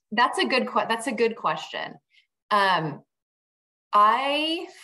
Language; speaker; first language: English; native; English